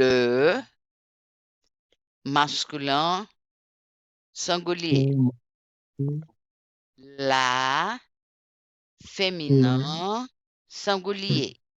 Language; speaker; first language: French; non-native, fluent; Portuguese